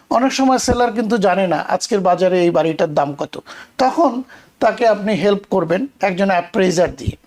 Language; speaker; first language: Bangla; native; Bangla